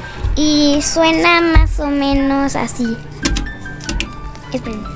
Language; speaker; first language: Spanish; early bilingual, other home language; French